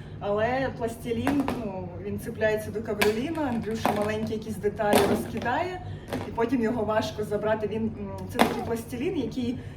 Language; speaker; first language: Ukrainian; non-native, local second language; Russian